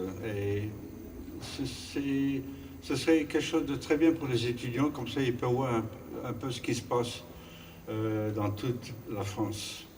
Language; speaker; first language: French; non-native, fluent; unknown